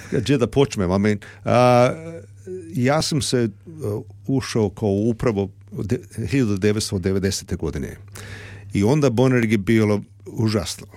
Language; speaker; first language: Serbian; early bilingual, heritage; Serbian